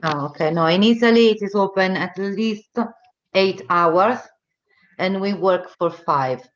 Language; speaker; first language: English; non-native, fluent; Italian